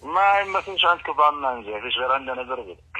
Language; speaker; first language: Arabic; native; Arabic